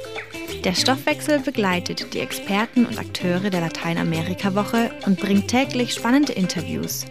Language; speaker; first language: German; native; German